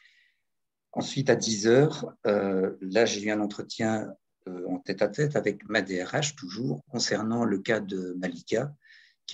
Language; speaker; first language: French; native; French